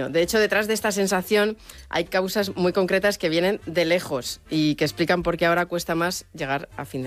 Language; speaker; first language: Spanish; native; Spanish